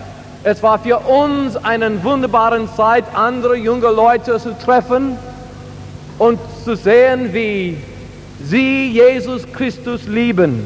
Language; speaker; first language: German; non-native, learner; English